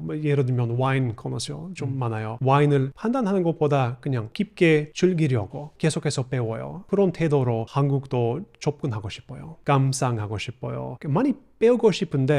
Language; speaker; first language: Korean; non-native, fluent; English